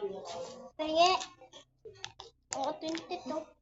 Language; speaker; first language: Filipino; native; Filipino